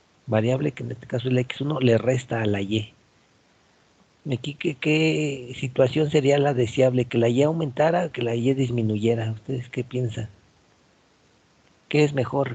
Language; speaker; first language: Spanish; native; Spanish